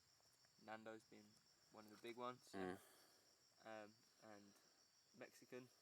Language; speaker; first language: English; native; English